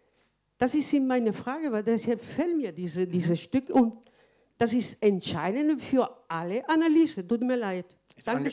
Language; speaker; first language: German; non-native, fluent; Spanish